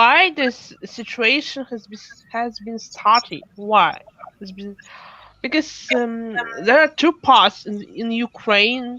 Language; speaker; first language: English; non-native, fluent; Russian